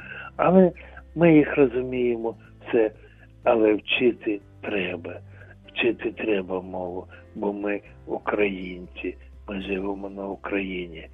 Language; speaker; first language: Ukrainian; non-native, local second language; Russian